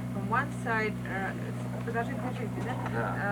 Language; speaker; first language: Russian; native; Russian